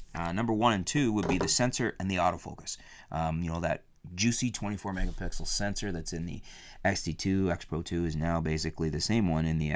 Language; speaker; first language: English; native; English